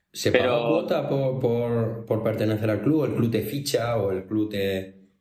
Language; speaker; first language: Spanish; native; Spanish